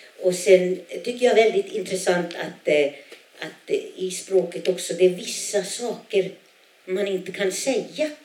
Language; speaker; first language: Swedish; non-native, local second language; Northern Sami